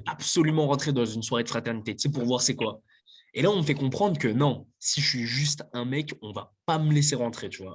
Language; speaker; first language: French; native; French